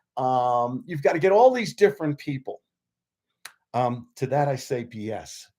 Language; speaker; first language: English; native; English